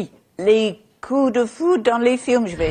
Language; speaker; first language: French; non-native, fluent; English